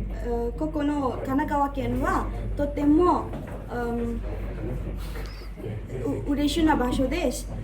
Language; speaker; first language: Japanese; non-native, learner; Garo